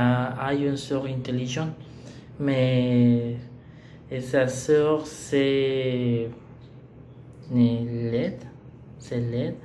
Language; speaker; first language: French; non-native, learner; Spanish